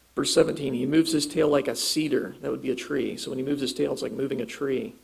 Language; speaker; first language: English; native; English